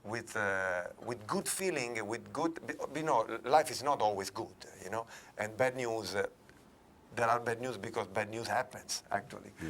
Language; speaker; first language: English; non-native, fluent; Italian